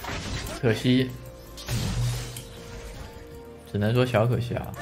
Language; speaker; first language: Chinese; native; Chinese